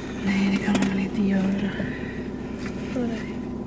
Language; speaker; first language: Swedish; native; Swedish